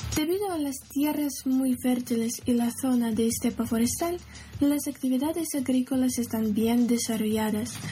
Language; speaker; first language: Spanish; non-native, fluent; Ukrainian